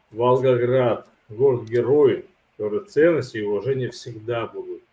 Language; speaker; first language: Russian; native; Russian